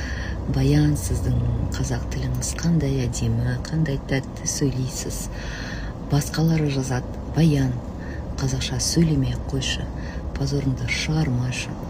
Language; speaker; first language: Kazakh; non-native, local second language; Russian